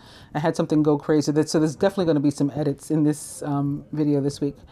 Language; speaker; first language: English; native; English